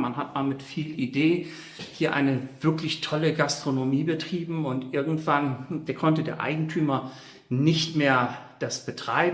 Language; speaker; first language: German; native; German